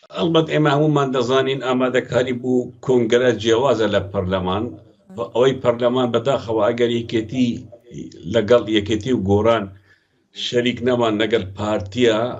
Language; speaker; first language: Central Kurdish; non-native, local second language; Kurdish